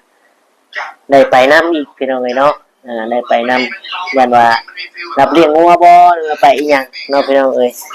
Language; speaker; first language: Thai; non-native, local second language; Lao